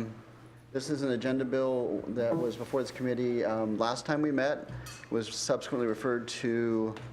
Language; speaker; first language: English; native; English